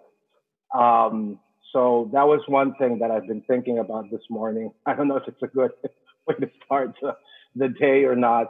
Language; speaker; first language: English; non-native, fluent; Spanish